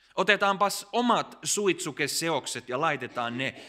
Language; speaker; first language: Finnish; early bilingual, heritage; Finnish